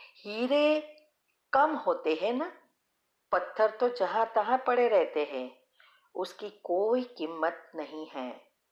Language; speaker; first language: Hindi; native; Hindi